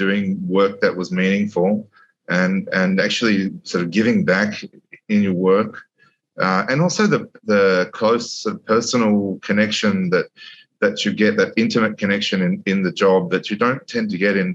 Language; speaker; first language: English; native; English